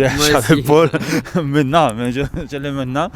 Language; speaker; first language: French; non-native, learner; Spanish